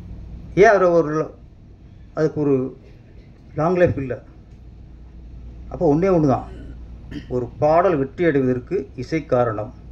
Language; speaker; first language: Tamil; native; Tamil